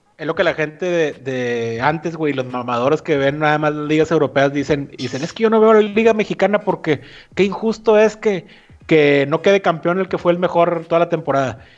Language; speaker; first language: Spanish; native; Spanish